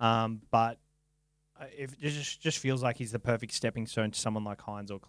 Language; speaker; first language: English; native; English